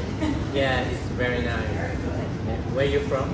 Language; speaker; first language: English; non-native, learner; Vietnamese